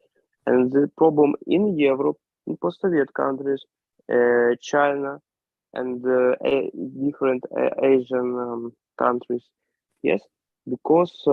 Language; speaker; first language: English; non-native, learner; Ukrainian